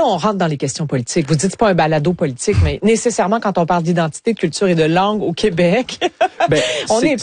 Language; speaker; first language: French; native; French